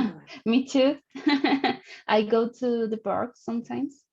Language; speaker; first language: English; non-native, learner; Spanish